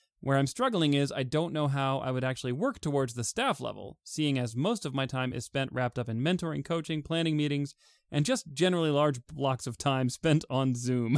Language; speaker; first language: English; native; English